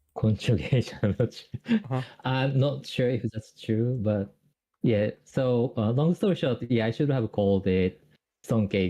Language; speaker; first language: English; non-native, fluent; Japanese